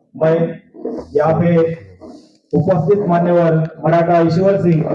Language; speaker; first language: Hindi; non-native, local second language; Marathi